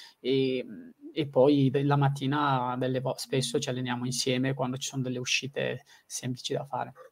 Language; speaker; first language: Italian; early bilingual, other home language; Tigrinya